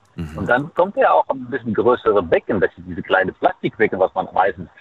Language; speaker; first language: German; non-native, fluent; Arabic